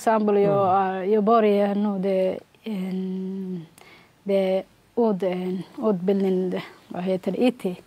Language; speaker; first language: Swedish; non-native, learner; Somali